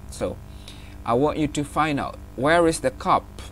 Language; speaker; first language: English; non-native, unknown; Indonesian